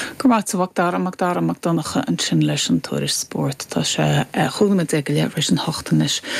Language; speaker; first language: Irish; native; Irish